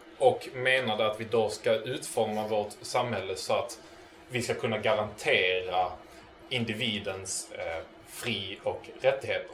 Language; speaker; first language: Swedish; native; Swedish